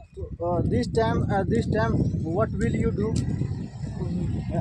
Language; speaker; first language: English; non-native, learner; Hindi